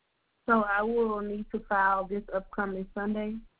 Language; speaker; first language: English; native; English